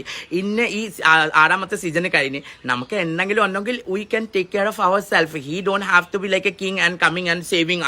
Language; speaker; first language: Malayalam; non-native, learner; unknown